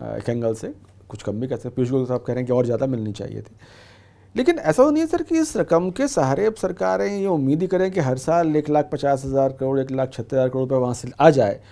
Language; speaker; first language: Hindi; native; Hindi